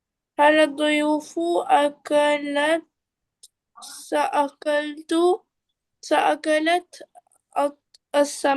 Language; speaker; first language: Arabic; non-native, learner; Urdu